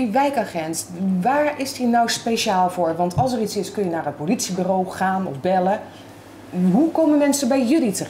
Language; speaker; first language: Dutch; native; Dutch